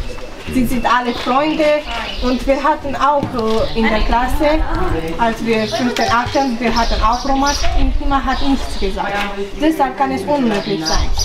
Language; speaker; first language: German; non-native, fluent; Romanian